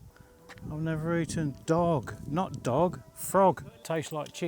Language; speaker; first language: English; native; English